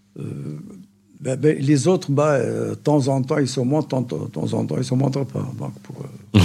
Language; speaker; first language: French; non-native, local second language; Arabic